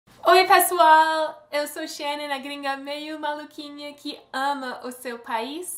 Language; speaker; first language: Portuguese; non-native, fluent; English